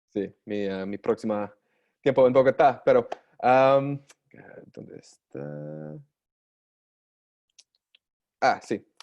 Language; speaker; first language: Spanish; non-native, learner; English